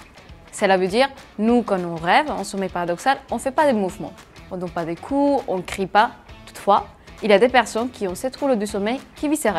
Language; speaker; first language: French; non-native, fluent; Spanish